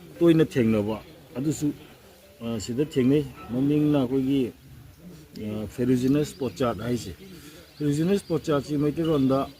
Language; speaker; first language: Manipuri; native; Manipuri